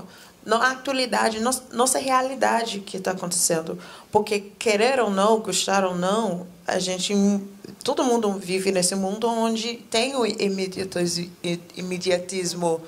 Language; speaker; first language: Portuguese; non-native, fluent; English